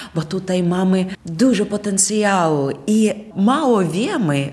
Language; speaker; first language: Polish; non-native, fluent; Russian